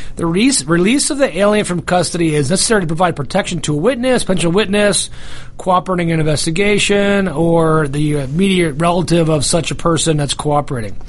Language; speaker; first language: English; native; English